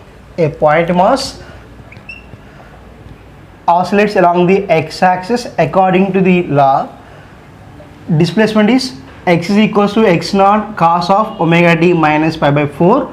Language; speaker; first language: English; non-native, local second language; Telugu